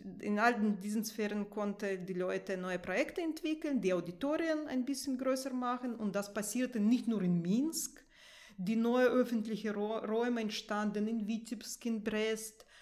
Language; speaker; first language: German; non-native, fluent; Russian